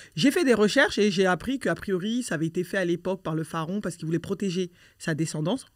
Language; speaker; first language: French; native; French